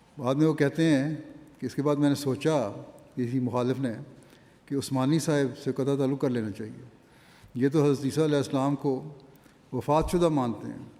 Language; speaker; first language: Urdu; native; Urdu